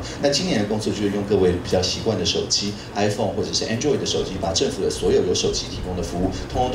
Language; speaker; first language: Chinese; native; Chinese